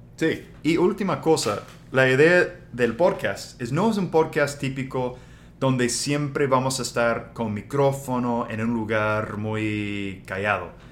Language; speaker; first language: Spanish; non-native, fluent; English